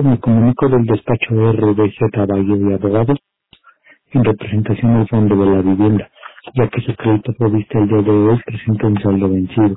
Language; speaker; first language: Spanish; native; Spanish